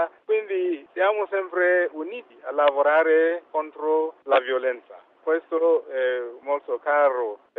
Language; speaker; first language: Italian; non-native, fluent; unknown